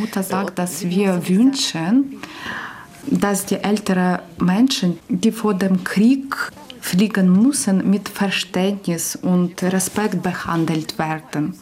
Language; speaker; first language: German; non-native, learner; Ukrainian